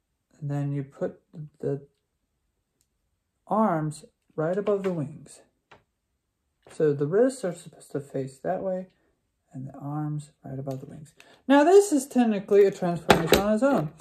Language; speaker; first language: English; native; English